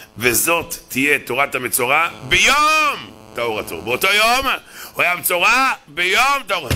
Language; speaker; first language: Hebrew; native; Hebrew